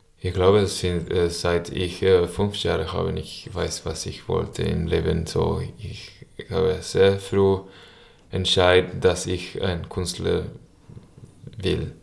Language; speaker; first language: German; non-native, learner; Spanish